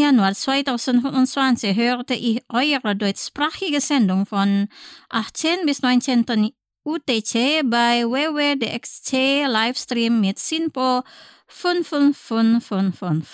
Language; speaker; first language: German; non-native, fluent; Indonesian